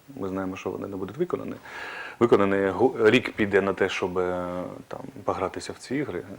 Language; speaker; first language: Ukrainian; non-native, local second language; Russian